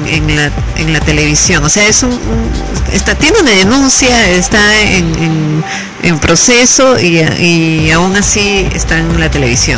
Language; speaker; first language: Spanish; native; Spanish